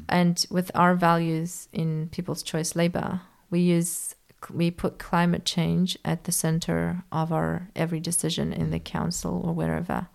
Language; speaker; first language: English; early bilingual, other home language; Persian